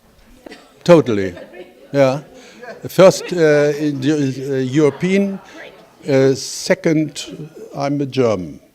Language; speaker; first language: English; non-native, learner; German